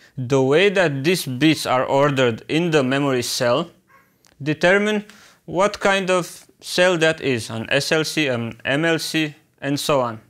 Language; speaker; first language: English; non-native, fluent; Romanian